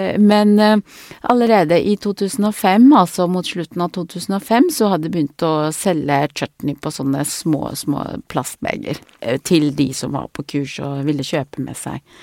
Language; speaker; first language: Norwegian; early bilingual, other home language; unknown